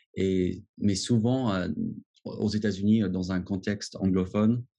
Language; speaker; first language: French; non-native, fluent; English